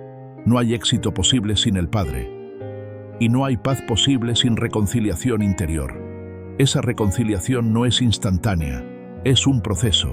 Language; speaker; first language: Spanish; native; Spanish